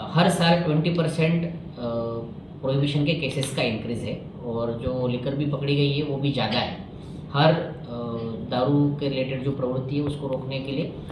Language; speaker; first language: Hindi; non-native, local second language; Marathi